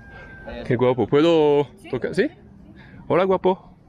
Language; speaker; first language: Spanish; non-native, learner; French